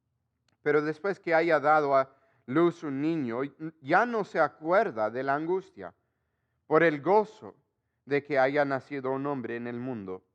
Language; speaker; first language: Spanish; non-native, fluent; English